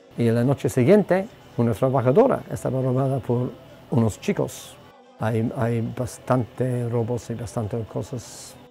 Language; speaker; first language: Spanish; non-native, fluent; English